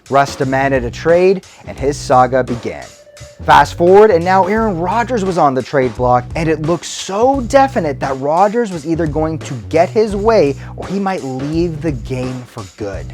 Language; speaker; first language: English; native; English